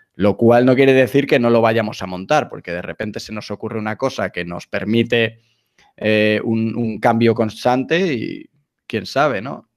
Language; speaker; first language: Spanish; native; Spanish